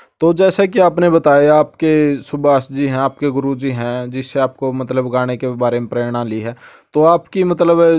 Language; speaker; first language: Hindi; native; Hindi